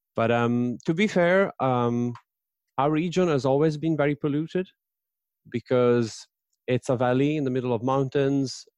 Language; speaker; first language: English; non-native, fluent; Italian